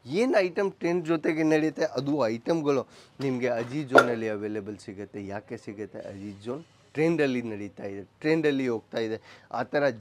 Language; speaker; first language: Kannada; non-native, local second language; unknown